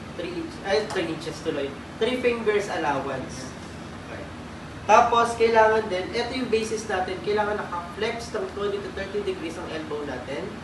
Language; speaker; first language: Filipino; native; Filipino